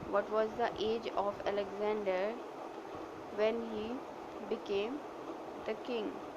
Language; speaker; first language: English; non-native, local second language; Urdu